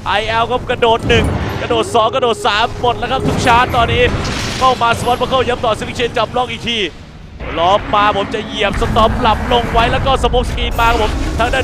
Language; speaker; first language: Thai; native; Thai